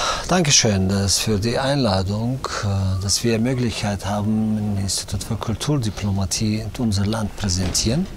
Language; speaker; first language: German; non-native, learner; Tajik